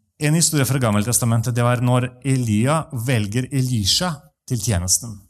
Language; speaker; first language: Norwegian; non-native, fluent; Russian